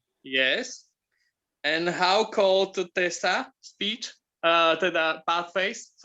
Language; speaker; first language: English; non-native, learner; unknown